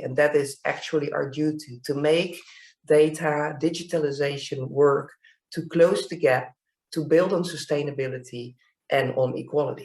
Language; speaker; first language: English; non-native, fluent; Dutch